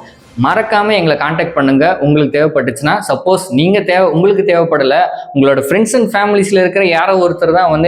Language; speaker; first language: Tamil; native; Tamil